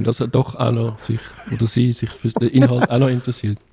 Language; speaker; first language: German; native; German